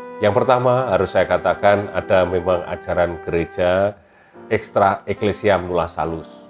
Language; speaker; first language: Indonesian; native; Indonesian